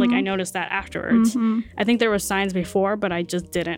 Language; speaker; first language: English; early bilingual, other home language; Spanish